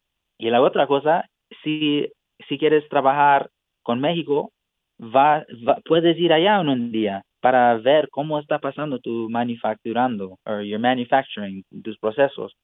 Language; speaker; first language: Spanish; non-native, fluent; English